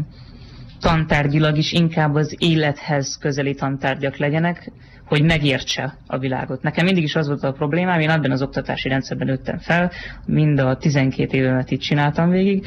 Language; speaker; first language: Hungarian; native; Hungarian